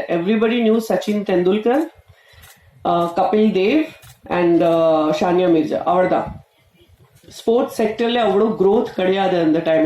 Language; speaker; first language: Tamil; non-native, fluent; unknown